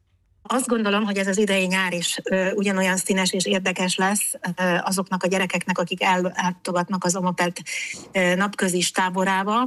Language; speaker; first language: Hungarian; native; Hungarian